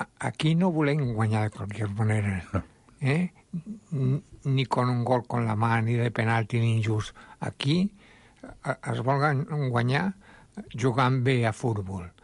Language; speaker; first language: Catalan; early bilingual, other home language; Spanish